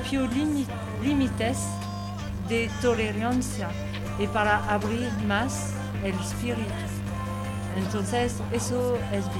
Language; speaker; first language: Spanish; non-native, learner; French